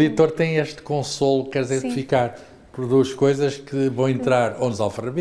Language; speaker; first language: Portuguese; native; Portuguese